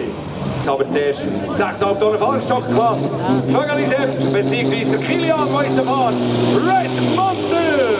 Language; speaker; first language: German; native; German